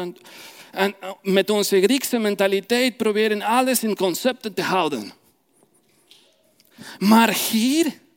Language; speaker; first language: Dutch; non-native, fluent; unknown